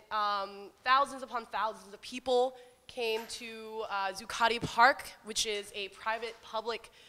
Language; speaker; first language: English; native; English